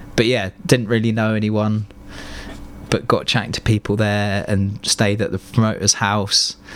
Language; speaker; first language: English; native; English